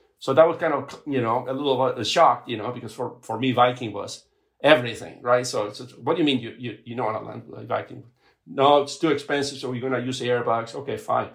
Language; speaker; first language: English; non-native, fluent; Spanish